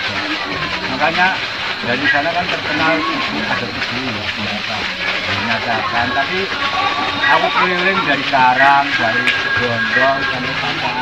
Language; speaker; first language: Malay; non-native, local second language; Javanese